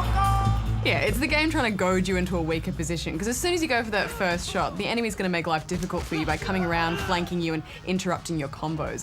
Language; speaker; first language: English; native; English